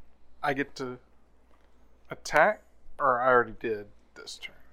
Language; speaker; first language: English; native; English